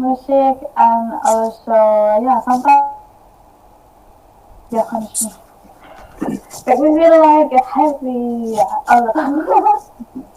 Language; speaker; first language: English; non-native, learner; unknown